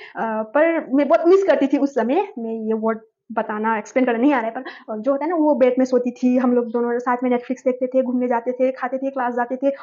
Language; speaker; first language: Hindi; non-native, local second language; Nepali